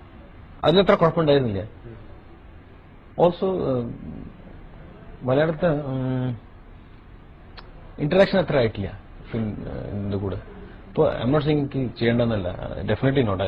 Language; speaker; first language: Malayalam; early bilingual, heritage; Malayalam